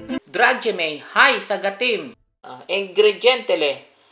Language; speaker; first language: Romanian; non-native, learner; Filipino